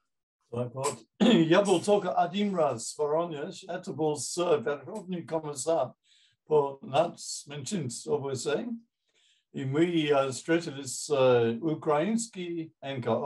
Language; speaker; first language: Russian; non-native, fluent; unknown